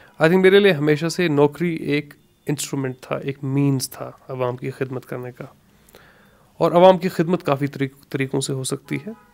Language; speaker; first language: Urdu; non-native, local second language; Kashmiri